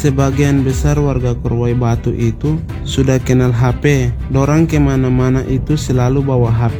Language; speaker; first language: Indonesian; non-native, local second language; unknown